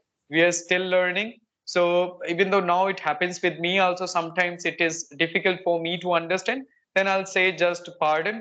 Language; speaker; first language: English; non-native, local second language; Hindi